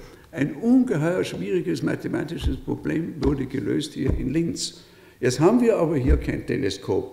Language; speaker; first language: German; native; German